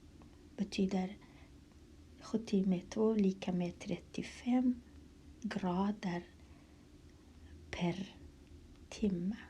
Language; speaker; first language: Swedish; non-native, fluent; Kurdish